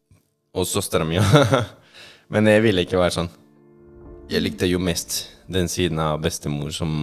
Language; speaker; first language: Norwegian; non-native, fluent; Spanish